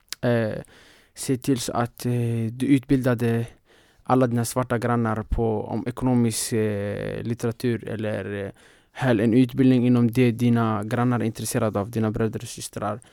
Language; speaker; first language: Swedish; non-native, fluent; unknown